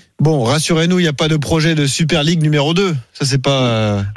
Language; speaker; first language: French; native; French